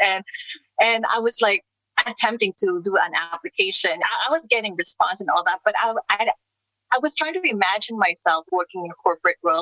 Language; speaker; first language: English; non-native, local second language; Filipino